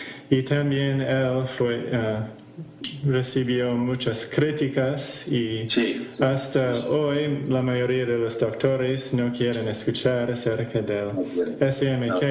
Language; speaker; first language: Spanish; non-native, fluent; English